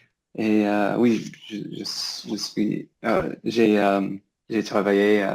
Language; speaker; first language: French; non-native, learner; English